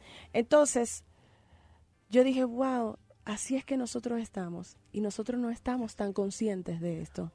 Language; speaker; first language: Spanish; native; Spanish